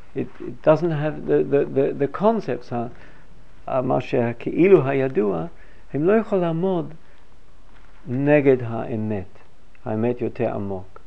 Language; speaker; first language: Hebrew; non-native, fluent; English